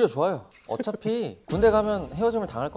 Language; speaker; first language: Korean; native; Korean